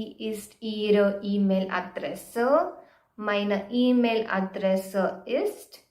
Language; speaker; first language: German; non-native, fluent; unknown